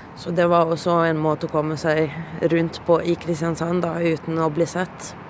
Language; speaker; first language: Norwegian; early bilingual, other home language; Portuguese